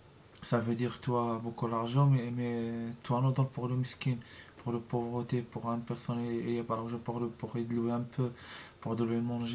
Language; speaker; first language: French; non-native, learner; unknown